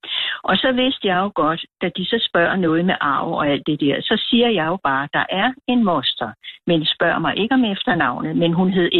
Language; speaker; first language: Danish; native; Danish